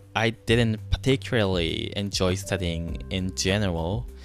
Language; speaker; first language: English; non-native, fluent; Japanese